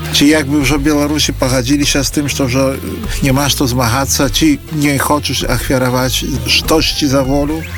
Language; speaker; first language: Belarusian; native; Belarusian